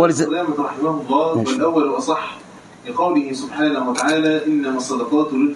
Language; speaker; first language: Arabic; native; Arabic